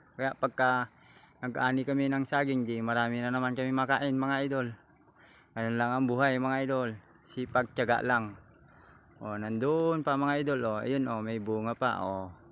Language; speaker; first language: Filipino; native; Filipino